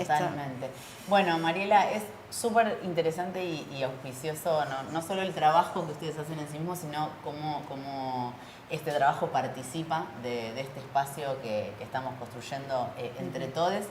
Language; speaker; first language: Spanish; native; Spanish